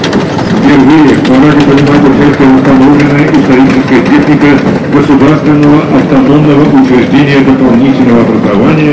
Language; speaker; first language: Russian; native; Russian